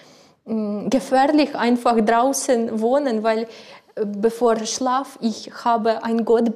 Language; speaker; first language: German; non-native, learner; Ukrainian